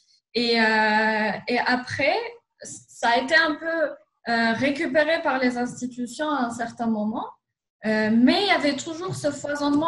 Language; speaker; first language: French; non-native, local second language; Arabic